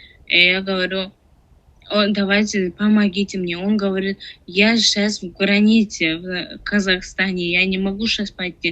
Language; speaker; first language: Russian; non-native, learner; Tajik